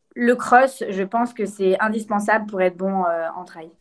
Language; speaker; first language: French; native; French